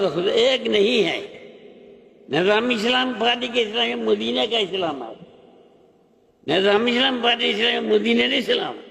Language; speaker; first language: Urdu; non-native, fluent; Bangla